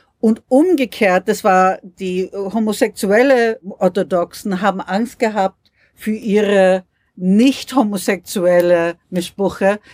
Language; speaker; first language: German; non-native, fluent; English